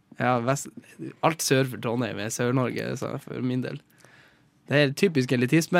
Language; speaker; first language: Norwegian; native; Norwegian